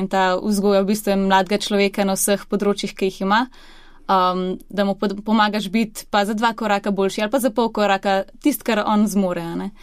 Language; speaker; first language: Slovenian; native; Slovenian